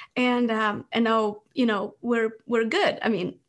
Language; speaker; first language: English; non-native, fluent; Romanian